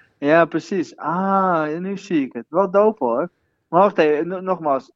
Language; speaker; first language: Dutch; native; Dutch